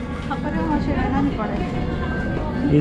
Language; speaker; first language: Japanese; non-native, learner; Filipino